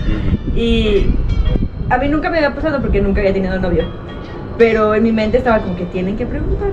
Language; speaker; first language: Spanish; native; Spanish